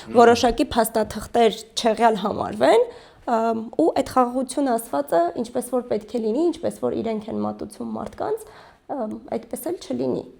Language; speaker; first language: Armenian; native; Armenian